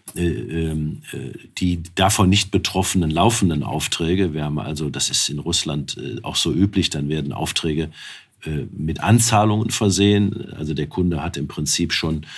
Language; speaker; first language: German; native; German